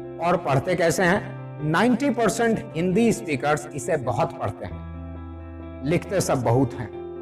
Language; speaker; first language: Hindi; native; Hindi